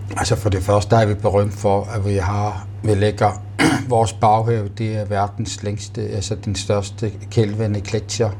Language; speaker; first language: Danish; non-native, local second language; Kalaallisut